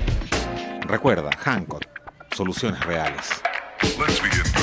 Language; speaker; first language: Spanish; native; Spanish